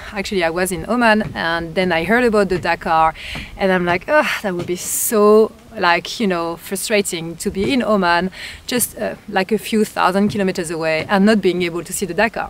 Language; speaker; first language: English; non-native, fluent; French